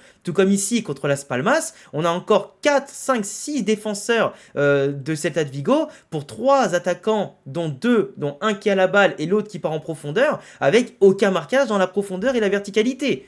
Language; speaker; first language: French; native; French